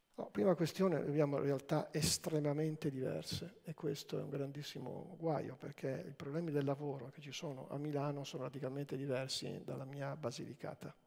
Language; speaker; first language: Italian; native; Italian